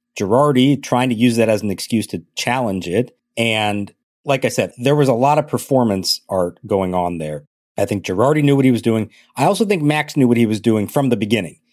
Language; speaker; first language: English; native; English